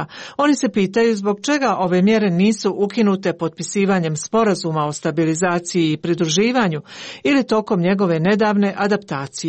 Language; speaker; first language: Croatian; native; Croatian